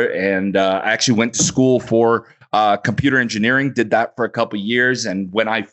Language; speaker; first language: English; native; English